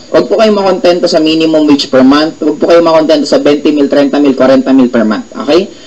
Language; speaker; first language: Filipino; native; Filipino